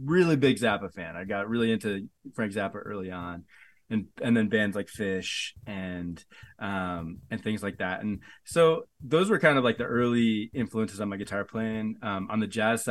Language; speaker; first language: English; native; English